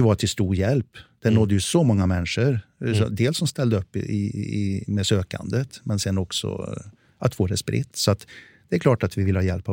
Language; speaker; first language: Swedish; native; Swedish